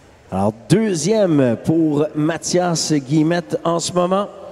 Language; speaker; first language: French; native; French